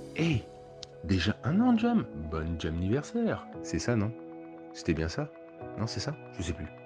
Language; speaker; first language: French; native; French